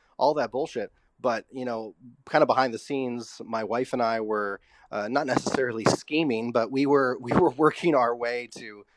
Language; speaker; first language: English; native; English